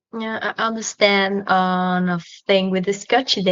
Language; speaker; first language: English; non-native, learner; Vietnamese